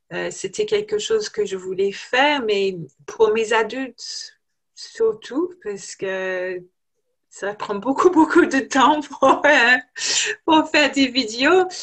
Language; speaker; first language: French; non-native, fluent; English